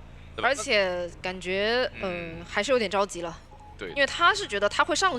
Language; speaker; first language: Chinese; native; Chinese